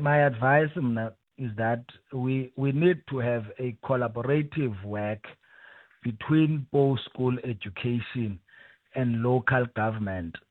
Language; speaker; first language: English; non-native, local second language; Xhosa